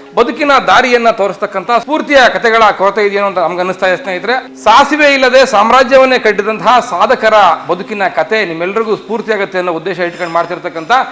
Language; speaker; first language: Kannada; native; Kannada